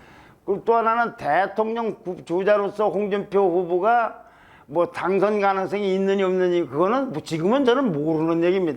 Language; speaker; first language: Korean; native; Korean